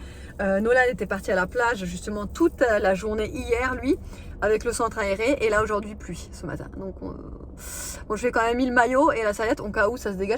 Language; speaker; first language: French; native; French